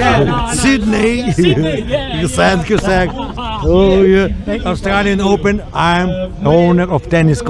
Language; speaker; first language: English; non-native, learner; Ukrainian